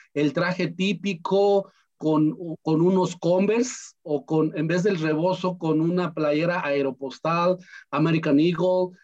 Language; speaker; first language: Spanish; non-native, local second language; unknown